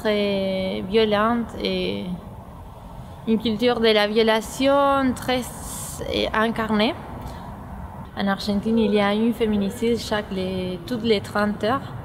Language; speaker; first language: French; non-native, fluent; Spanish